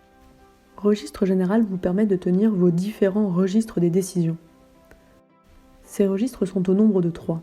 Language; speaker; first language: French; native; French